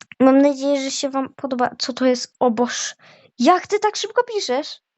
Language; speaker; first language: Polish; native; Polish